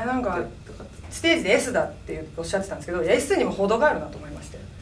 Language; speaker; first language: Japanese; native; Japanese